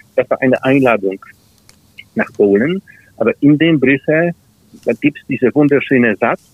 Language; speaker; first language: German; non-native, fluent; Polish